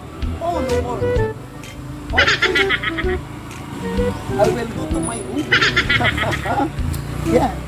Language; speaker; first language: English; non-native, learner; Filipino